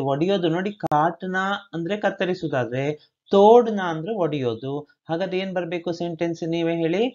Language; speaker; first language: Kannada; native; Kannada